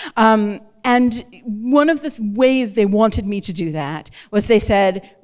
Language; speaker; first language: English; native; English